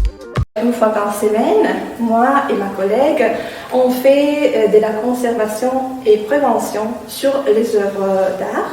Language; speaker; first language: French; non-native, fluent; Italian